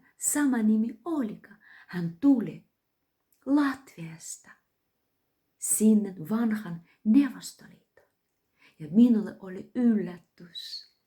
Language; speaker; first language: Finnish; non-native, learner; Russian